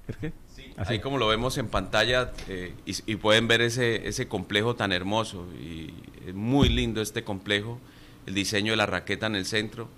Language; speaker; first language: Spanish; native; Spanish